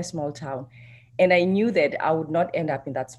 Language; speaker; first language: English; non-native, local second language; Xhosa